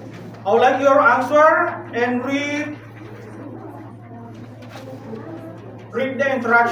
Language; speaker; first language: English; non-native, learner; Indonesian